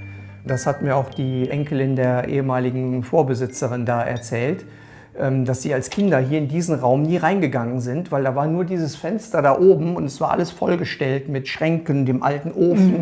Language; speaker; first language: German; native; German